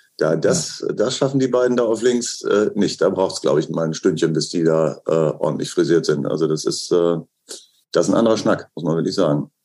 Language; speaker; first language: German; native; German